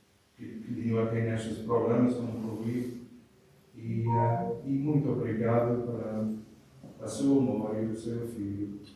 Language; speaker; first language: Portuguese; non-native, learner; English